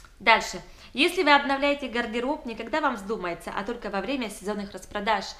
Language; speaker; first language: Russian; native; Russian